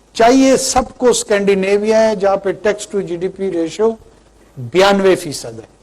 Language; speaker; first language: Urdu; non-native, local second language; Pashto